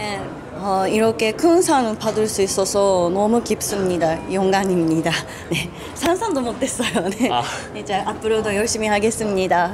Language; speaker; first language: Korean; non-native, fluent; Japanese